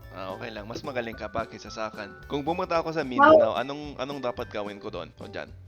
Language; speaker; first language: Filipino; non-native, fluent; English